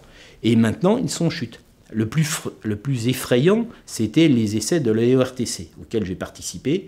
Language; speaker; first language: French; native; French